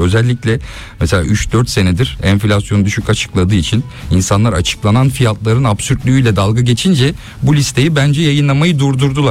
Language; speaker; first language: Turkish; native; Turkish